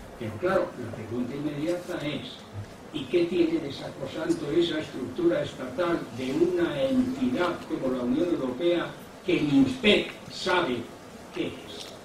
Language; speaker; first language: Spanish; native; Spanish